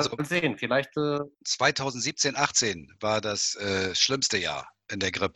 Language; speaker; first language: German; native; German